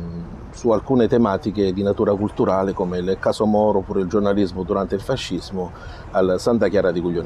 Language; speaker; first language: Italian; native; Italian